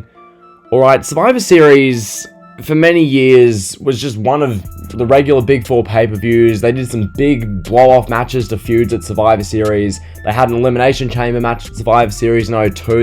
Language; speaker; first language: English; native; English